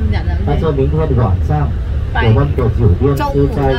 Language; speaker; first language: Chinese; non-native, fluent; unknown